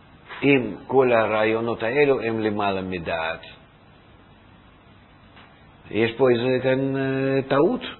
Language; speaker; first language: Hebrew; non-native, fluent; Russian